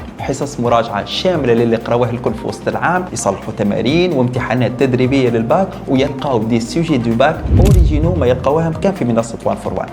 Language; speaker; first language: Arabic; native; Arabic